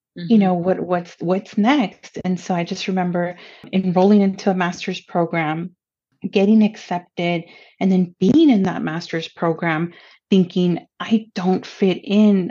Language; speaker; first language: English; early bilingual, other home language; Spanish